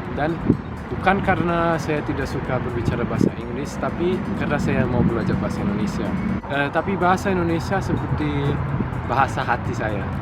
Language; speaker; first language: Indonesian; non-native, fluent; Italian